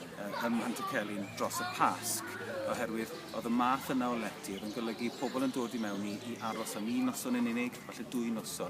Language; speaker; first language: Welsh; native; Welsh